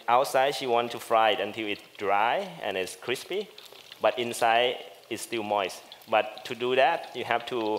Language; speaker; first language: English; non-native, fluent; Thai